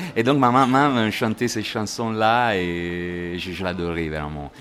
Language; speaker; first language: French; non-native, learner; Italian